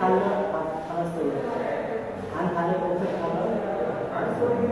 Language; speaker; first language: Korean; non-native, learner; Nepali